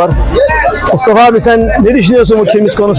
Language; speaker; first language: Turkish; early bilingual, other home language; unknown